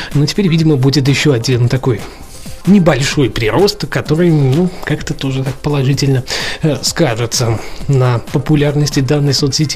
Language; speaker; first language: Russian; native; Russian